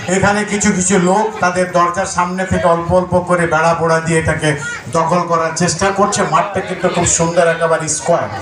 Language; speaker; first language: Bangla; non-native, local second language; Urdu